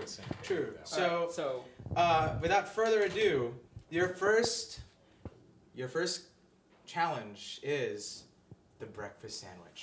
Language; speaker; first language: English; non-native, local second language; Filipino